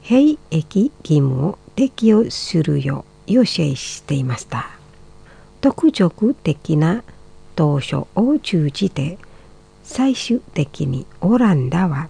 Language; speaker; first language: Japanese; non-native, fluent; Indonesian